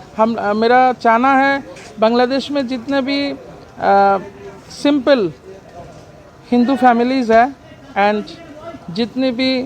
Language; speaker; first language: Hindi; non-native, learner; Bangla